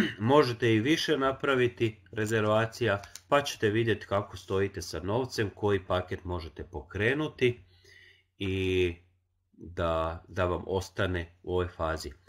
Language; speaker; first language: Croatian; non-native, local second language; Hungarian